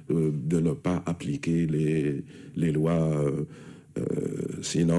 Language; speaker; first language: French; non-native, local second language; Arabic